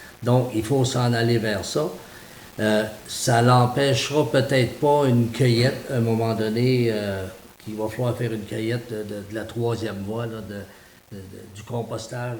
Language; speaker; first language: French; native; French